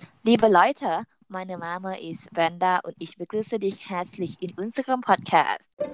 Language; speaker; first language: German; non-native, learner; Thai